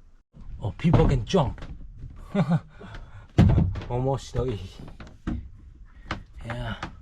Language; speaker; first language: English; non-native, learner; Chinese